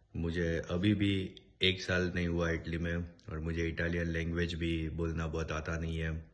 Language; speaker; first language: Hindi; native; Hindi